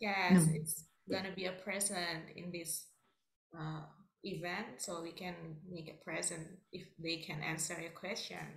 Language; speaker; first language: English; non-native, fluent; Malay